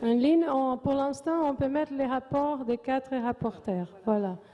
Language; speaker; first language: French; non-native, fluent; Portuguese